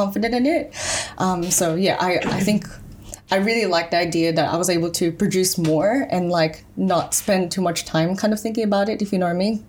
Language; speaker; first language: English; early bilingual, other home language; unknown